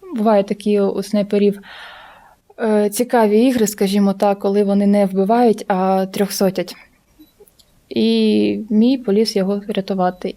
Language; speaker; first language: Ukrainian; non-native, local second language; Russian